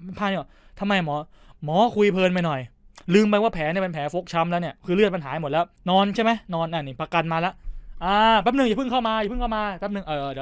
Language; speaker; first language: Thai; native; Thai